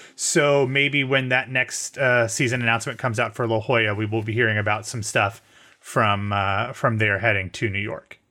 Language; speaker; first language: English; native; English